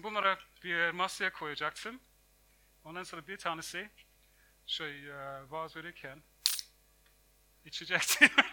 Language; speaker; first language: Turkish; non-native, fluent; English